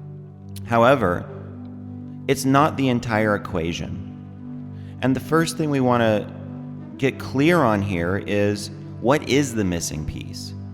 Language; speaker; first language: English; native; English